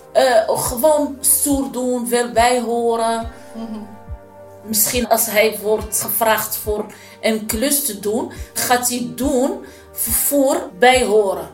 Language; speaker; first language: Dutch; non-native, learner; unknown